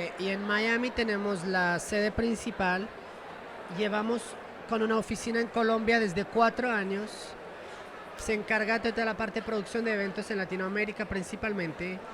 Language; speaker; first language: Spanish; non-native, fluent; French